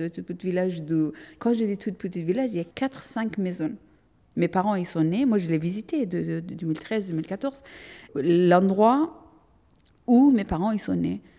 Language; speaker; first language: French; non-native, fluent; Persian